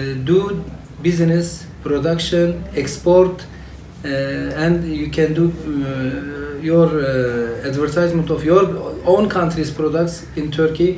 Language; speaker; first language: English; non-native, fluent; Turkish